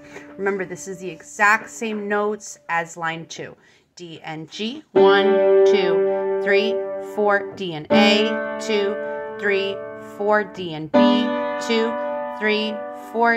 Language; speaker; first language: English; native; English